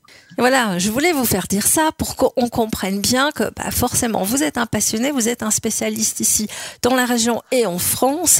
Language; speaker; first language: French; native; French